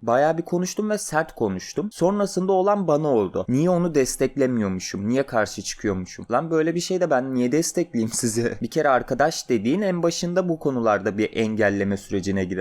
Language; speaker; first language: Turkish; native; Turkish